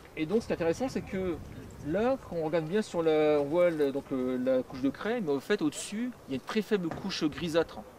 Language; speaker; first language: French; native; French